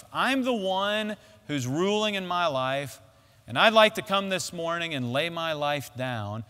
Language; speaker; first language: English; native; English